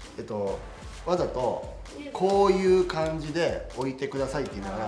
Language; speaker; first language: Japanese; non-native, learner; Korean